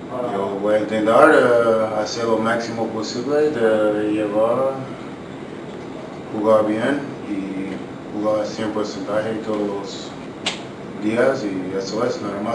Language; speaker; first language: Spanish; non-native, learner; English